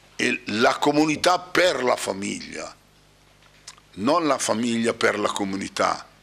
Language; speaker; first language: Italian; native; Italian